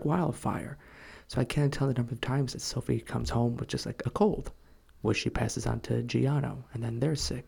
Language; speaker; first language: English; native; English